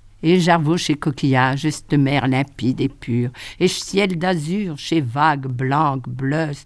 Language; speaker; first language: French; native; French